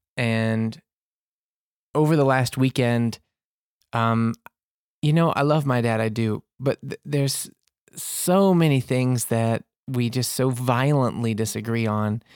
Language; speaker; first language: English; native; English